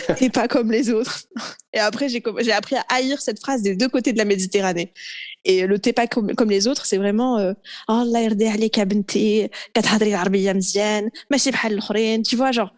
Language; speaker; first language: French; early bilingual, other home language; Arabic